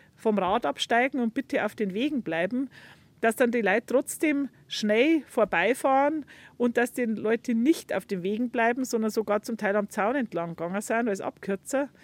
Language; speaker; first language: German; native; German